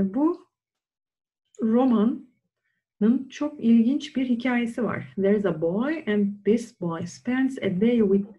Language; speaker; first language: English; non-native, fluent; Turkish